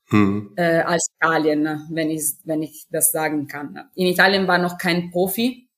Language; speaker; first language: German; non-native, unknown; Italian